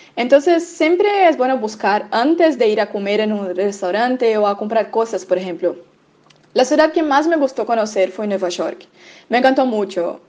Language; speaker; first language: Spanish; non-native, fluent; Portuguese